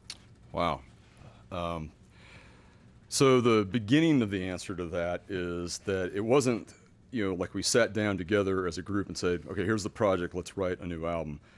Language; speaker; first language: English; native; English